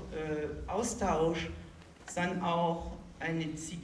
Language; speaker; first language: German; non-native, fluent; French